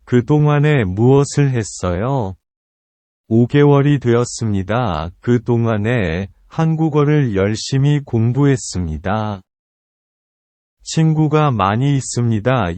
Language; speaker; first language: Korean; non-native, learner; Vietnamese